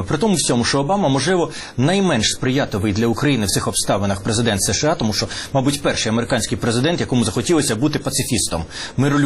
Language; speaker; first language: Ukrainian; native; Ukrainian